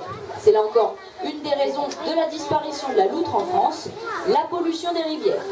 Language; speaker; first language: French; native; French